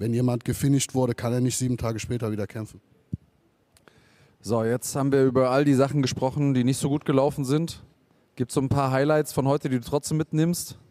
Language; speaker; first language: German; native; German